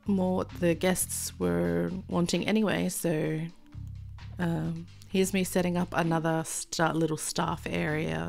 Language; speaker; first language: English; native; English